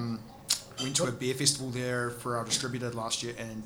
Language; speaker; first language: English; native; English